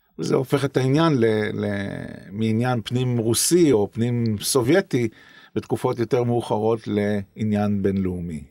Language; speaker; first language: Hebrew; native; Hebrew